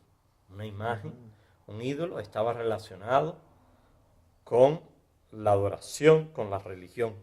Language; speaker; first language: Spanish; native; Spanish